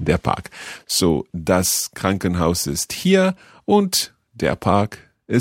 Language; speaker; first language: German; non-native, learner; English